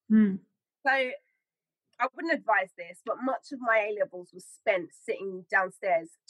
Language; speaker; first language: English; native; English